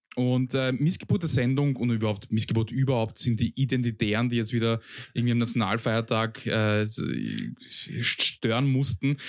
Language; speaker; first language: German; early bilingual, other home language; Bosnian